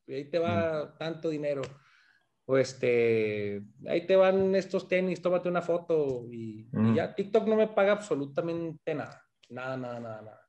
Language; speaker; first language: Spanish; native; Spanish